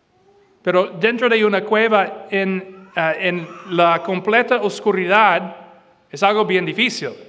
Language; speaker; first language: Spanish; non-native, fluent; English